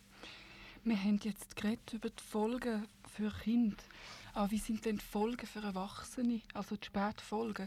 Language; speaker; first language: German; native; German